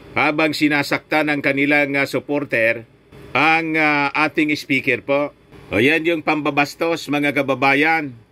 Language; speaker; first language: Filipino; native; Filipino